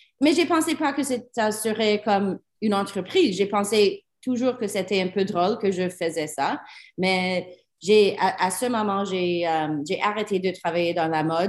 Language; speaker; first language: French; non-native, learner; English